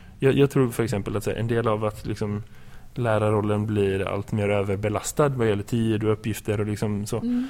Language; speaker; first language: Swedish; native; Swedish